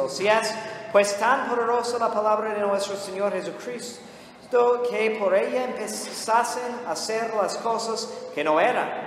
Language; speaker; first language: Spanish; non-native, fluent; English